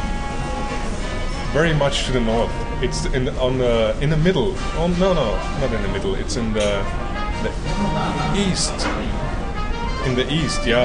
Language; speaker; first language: English; non-native, fluent; German